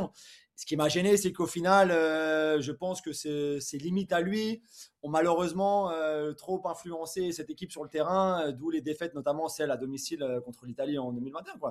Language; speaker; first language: French; native; French